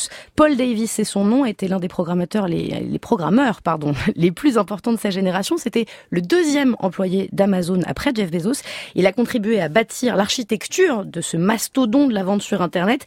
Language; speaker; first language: French; native; French